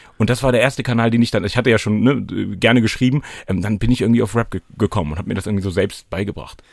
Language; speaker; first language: German; native; German